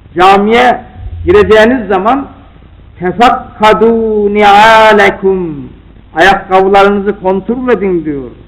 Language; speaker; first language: Turkish; native; Turkish